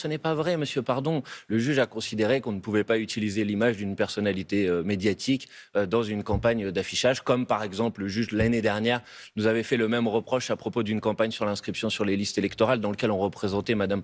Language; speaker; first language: French; native; French